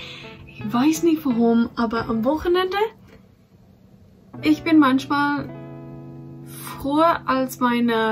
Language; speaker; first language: German; non-native, fluent; English